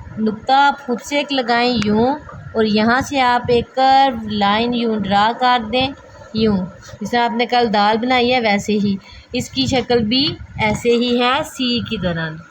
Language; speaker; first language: Urdu; non-native, local second language; Punjabi